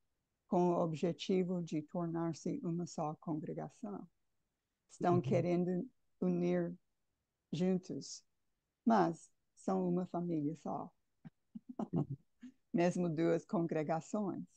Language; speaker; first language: Portuguese; non-native, fluent; English